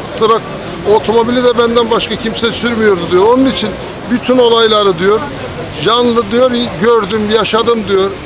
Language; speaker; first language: Turkish; native; Turkish